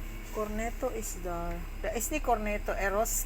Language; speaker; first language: Dutch; non-native, learner; Filipino